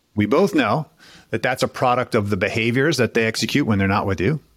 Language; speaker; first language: English; native; English